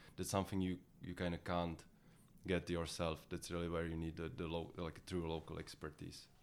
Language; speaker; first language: English; non-native, fluent; Czech